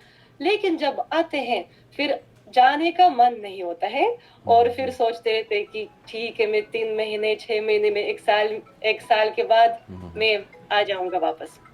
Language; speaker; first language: Hindi; non-native, fluent; Russian